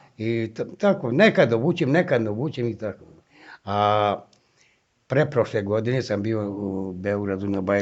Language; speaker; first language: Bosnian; non-native, local second language; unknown